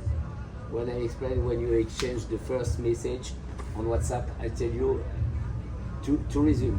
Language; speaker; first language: English; non-native, learner; French